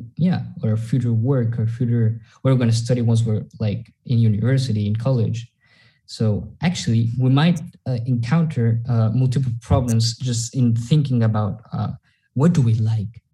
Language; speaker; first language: English; non-native, fluent; Spanish